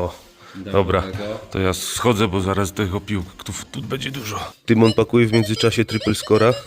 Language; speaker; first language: Polish; native; Polish